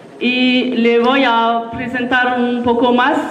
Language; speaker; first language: Spanish; non-native, learner; French